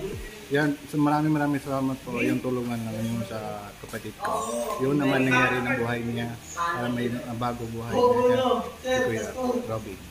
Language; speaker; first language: Filipino; non-native, learner; Punjabi